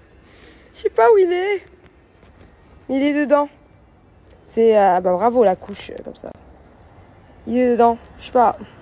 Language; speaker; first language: French; native; French